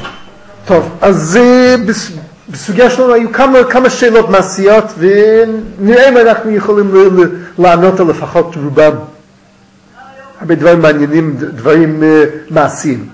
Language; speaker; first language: Hebrew; non-native, fluent; English